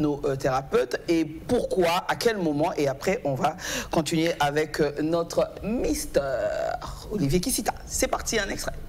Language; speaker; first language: French; native; French